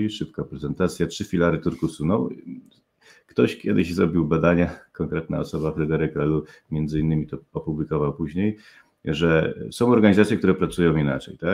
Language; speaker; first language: Polish; native; Polish